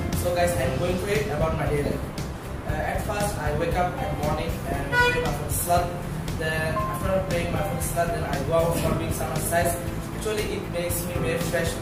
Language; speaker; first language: English; non-native, learner; Bangla